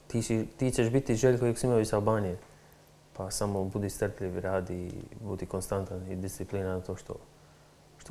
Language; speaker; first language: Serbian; non-native, local second language; Albanian